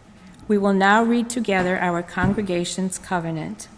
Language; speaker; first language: English; native; English